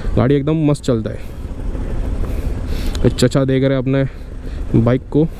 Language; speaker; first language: Hindi; non-native, local second language; Odia